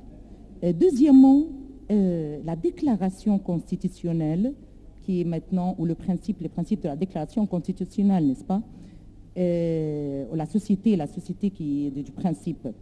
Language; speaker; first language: French; non-native, learner; Arabic